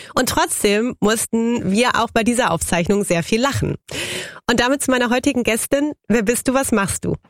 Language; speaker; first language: German; native; German